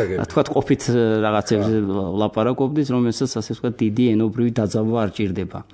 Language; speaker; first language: Georgian; non-native, local second language; Azerbaijani